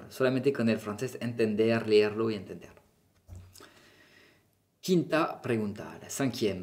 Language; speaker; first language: Spanish; non-native, fluent; French